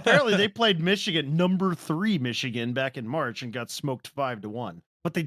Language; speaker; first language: English; native; English